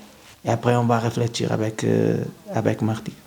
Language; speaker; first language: French; non-native, fluent; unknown